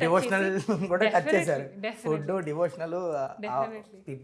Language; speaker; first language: Telugu; native; Telugu